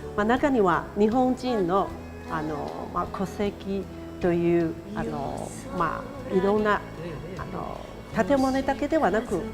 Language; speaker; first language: Japanese; non-native, fluent; Chinese